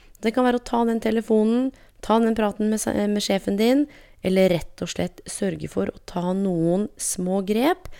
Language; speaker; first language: Norwegian; native; Norwegian